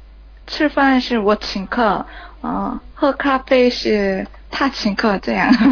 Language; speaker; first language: Chinese; non-native, learner; Korean